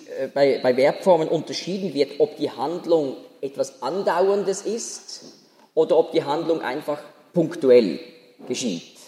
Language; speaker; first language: German; native; German